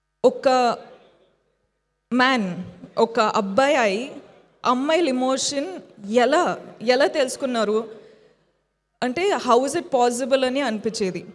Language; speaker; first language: Telugu; non-native, fluent; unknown